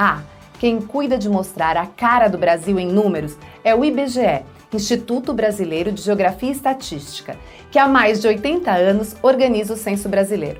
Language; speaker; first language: Portuguese; native; Portuguese